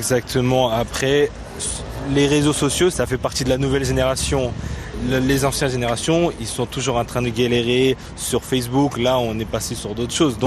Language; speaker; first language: French; non-native, fluent; Tibetan